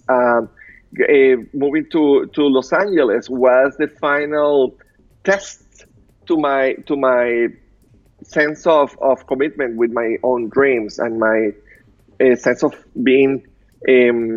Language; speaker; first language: English; non-native, fluent; Spanish